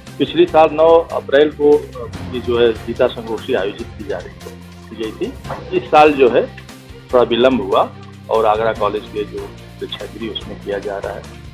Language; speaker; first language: Hindi; native; Hindi